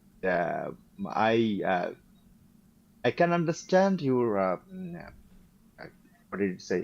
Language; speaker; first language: English; non-native, learner; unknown